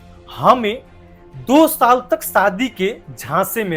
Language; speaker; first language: Hindi; native; Hindi